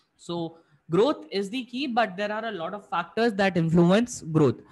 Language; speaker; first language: English; non-native, local second language; Hindi